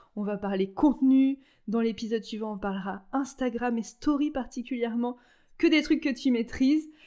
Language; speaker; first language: French; native; French